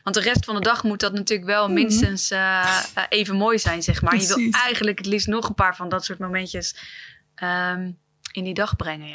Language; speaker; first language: Dutch; native; Dutch